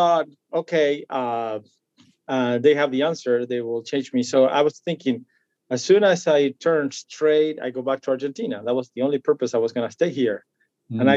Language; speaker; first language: English; non-native, fluent; Spanish